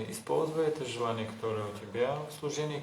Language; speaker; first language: Russian; non-native, learner; Bulgarian